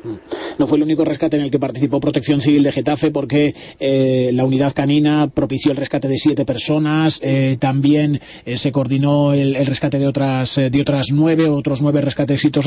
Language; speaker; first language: Spanish; native; Spanish